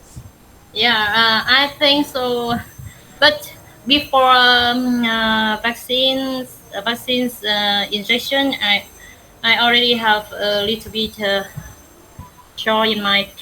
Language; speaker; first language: English; non-native, learner; Vietnamese